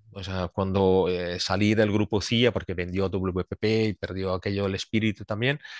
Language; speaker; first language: Spanish; non-native, fluent; Swiss German